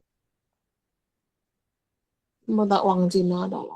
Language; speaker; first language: Chinese; non-native, learner; Indonesian